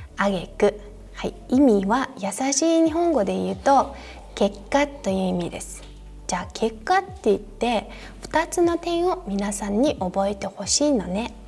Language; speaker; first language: Japanese; non-native, fluent; Mongolian